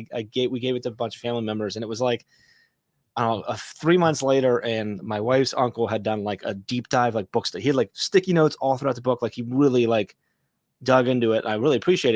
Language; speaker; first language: English; native; English